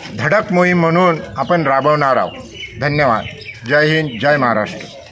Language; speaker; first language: Marathi; native; Marathi